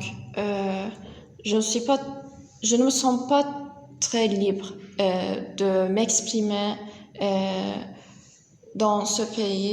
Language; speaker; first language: French; non-native, learner; Turkish